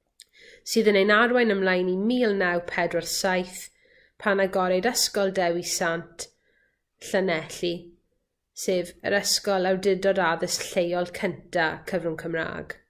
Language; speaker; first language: Welsh; native; Welsh